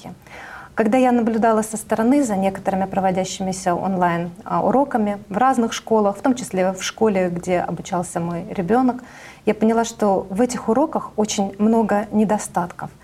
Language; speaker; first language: Russian; native; Russian